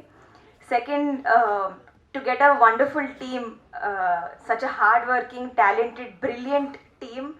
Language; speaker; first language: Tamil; non-native, learner; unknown